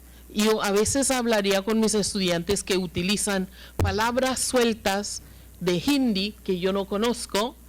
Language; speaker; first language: Spanish; non-native, fluent; English